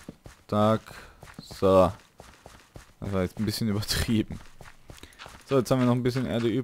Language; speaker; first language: German; native; German